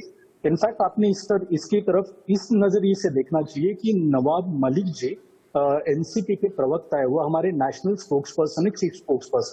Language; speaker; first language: Hindi; native; Hindi